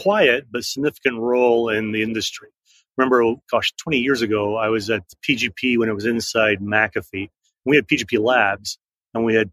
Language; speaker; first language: English; native; English